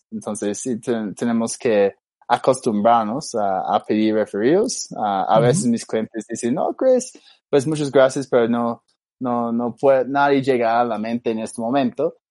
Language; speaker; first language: Spanish; non-native, fluent; English